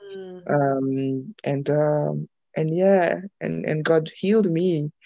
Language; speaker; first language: English; non-native, fluent; French